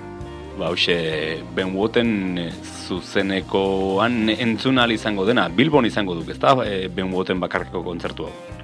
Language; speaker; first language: Basque; native; Basque